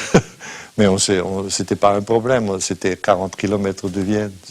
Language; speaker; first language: French; non-native, fluent; German